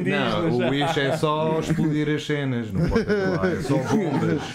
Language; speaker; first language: Portuguese; non-native, fluent; English